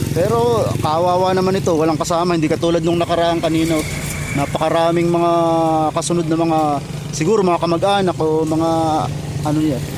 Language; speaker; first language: Filipino; native; Filipino